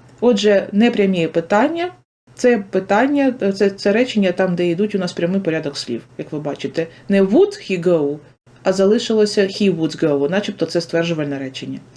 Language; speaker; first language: Ukrainian; native; Ukrainian